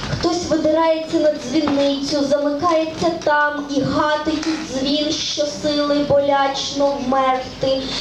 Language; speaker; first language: Ukrainian; native; Ukrainian